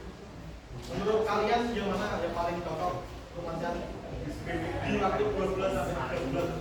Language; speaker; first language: Indonesian; native; Indonesian